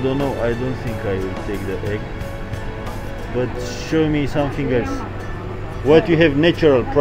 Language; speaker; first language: English; non-native, learner; Romanian